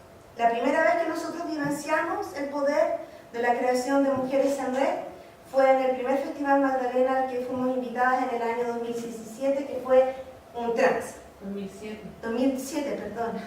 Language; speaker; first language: Spanish; native; Spanish